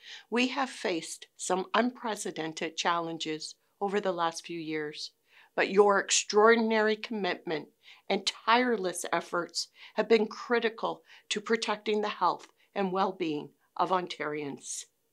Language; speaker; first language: English; native; English